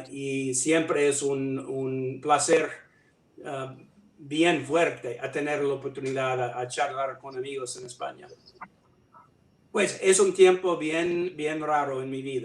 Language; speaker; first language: Spanish; non-native, fluent; English